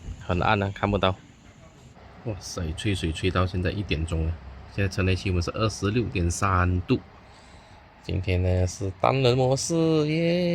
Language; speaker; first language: Chinese; native; Chinese